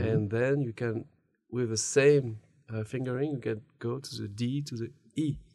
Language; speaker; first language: English; non-native, learner; French